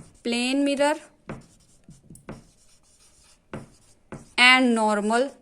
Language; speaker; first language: Hindi; native; Hindi